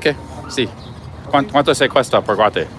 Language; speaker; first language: Spanish; non-native, learner; English